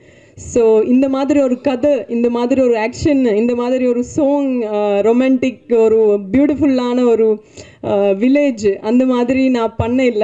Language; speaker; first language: Tamil; non-native, fluent; Punjabi